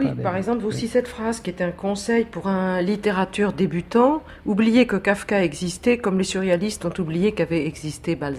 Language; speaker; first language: French; native; French